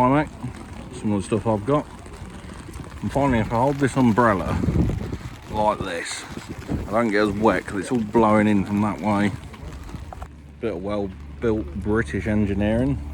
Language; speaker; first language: English; native; English